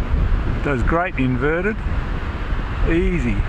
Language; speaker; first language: English; native; English